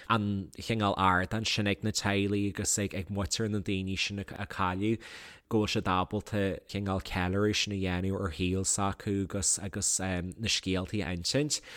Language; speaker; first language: Irish; native; Irish